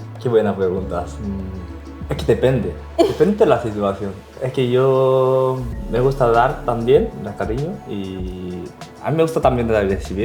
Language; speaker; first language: Spanish; non-native, learner; Korean